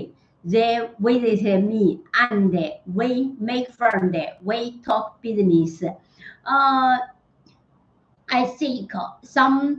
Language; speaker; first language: English; non-native, learner; Chinese